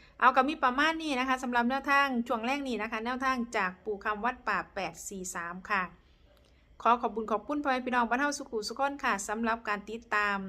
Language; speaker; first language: Thai; non-native, local second language; Northeastern Thai